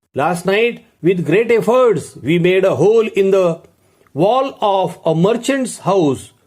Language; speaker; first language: English; non-native, local second language; Marathi